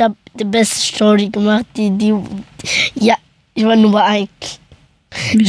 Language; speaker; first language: German; early bilingual, other home language; Persian